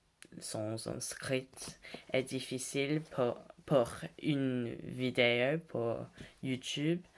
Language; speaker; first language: French; non-native, learner; English